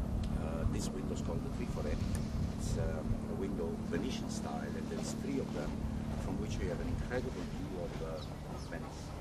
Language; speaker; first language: English; non-native, fluent; Italian